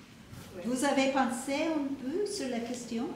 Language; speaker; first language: French; non-native, learner; English